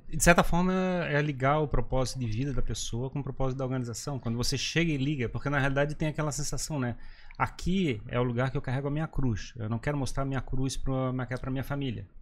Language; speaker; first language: Portuguese; native; Portuguese